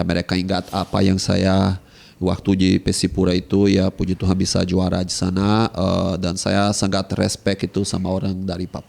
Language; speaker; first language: Indonesian; non-native, fluent; Portuguese